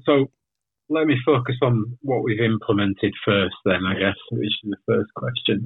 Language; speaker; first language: English; native; English